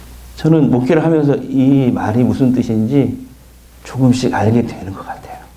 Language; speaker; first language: Korean; native; Korean